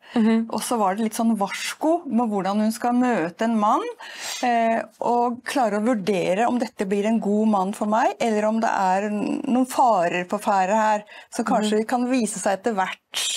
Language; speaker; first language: Norwegian; native; Norwegian